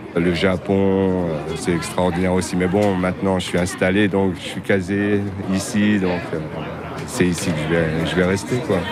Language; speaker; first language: French; native; French